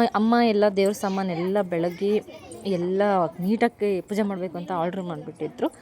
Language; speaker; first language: Kannada; non-native, local second language; Lambadi